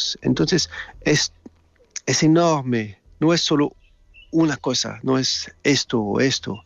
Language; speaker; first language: Spanish; non-native, fluent; French